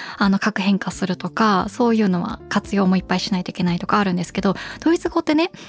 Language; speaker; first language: Japanese; early bilingual, heritage; Japanese